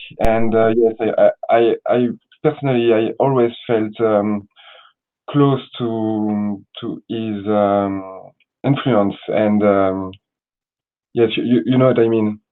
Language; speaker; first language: English; non-native, learner; French